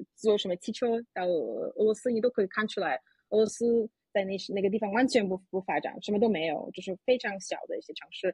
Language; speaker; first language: Chinese; non-native, fluent; Russian